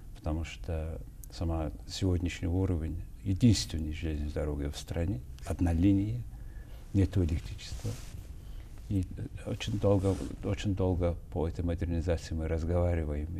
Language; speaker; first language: Russian; non-native, fluent; Mongolian